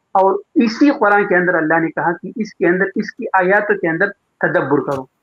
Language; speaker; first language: Urdu; non-native, local second language; Pashto